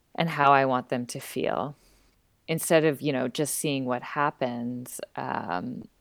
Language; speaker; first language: English; native; English